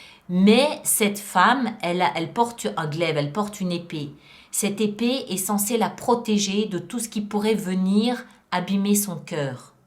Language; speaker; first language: French; native; French